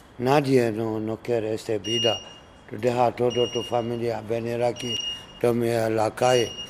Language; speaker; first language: Spanish; non-native, learner; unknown